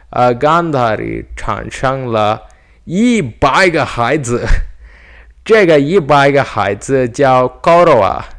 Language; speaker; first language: Chinese; non-native, learner; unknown